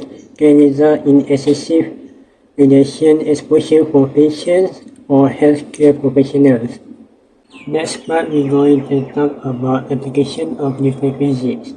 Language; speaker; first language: English; non-native, learner; Malay